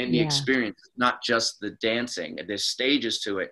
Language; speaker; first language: English; native; English